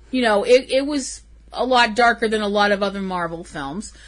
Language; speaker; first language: English; native; English